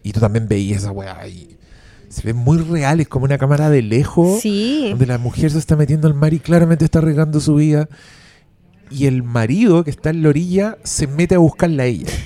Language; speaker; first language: Spanish; native; Spanish